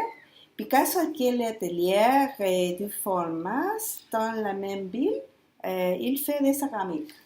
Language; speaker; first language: French; non-native, learner; Spanish